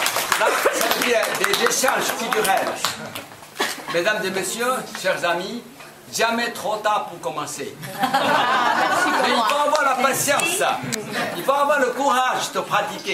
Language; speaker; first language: French; non-native, fluent; Chinese